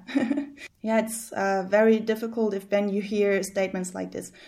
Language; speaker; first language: English; early bilingual, heritage; German